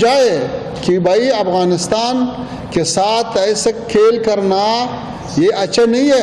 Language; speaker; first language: Hindi; non-native, fluent; Pashto